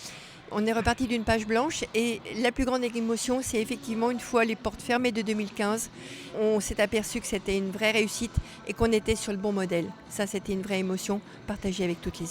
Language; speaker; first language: French; native; French